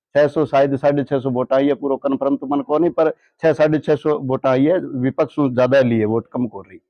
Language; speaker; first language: Hindi; native; Hindi